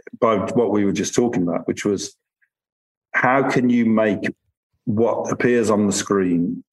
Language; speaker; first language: English; native; English